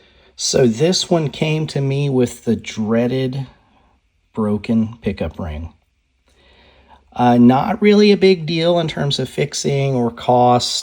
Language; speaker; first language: English; native; English